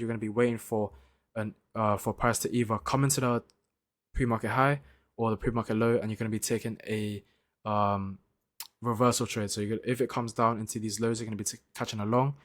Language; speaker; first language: English; native; English